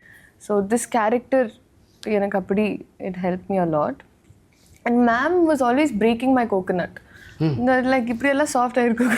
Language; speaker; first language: Tamil; non-native, learner; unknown